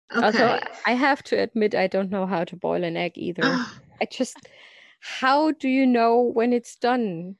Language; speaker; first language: English; non-native, fluent; German